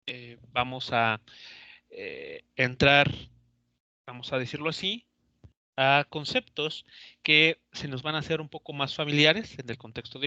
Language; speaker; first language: Spanish; native; Spanish